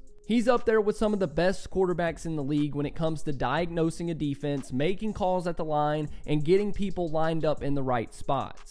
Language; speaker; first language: English; native; English